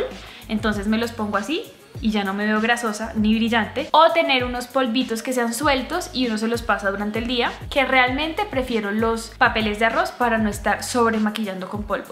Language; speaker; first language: Spanish; native; Spanish